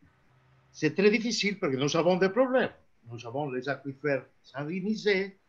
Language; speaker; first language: French; non-native, fluent; Spanish